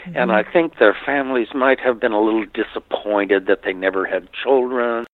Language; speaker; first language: English; native; English